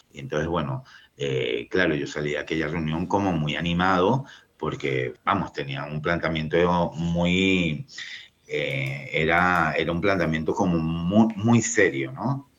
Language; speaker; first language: Spanish; native; Spanish